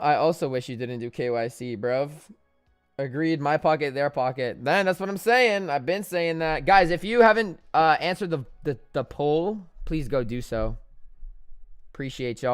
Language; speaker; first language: English; native; English